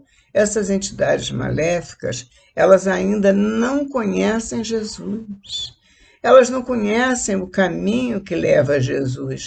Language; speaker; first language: Portuguese; native; Portuguese